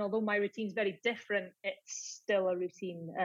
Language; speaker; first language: English; native; English